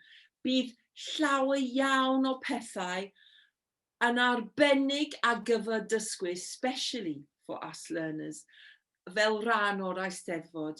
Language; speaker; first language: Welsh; non-native, fluent; English